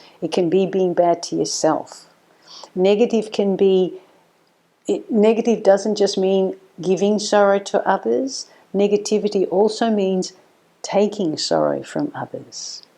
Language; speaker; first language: English; native; English